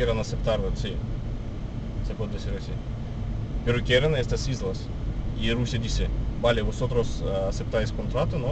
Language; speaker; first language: Spanish; non-native, fluent; Russian